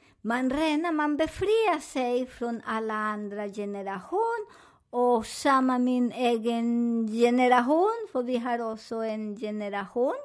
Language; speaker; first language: Swedish; non-native, learner; Spanish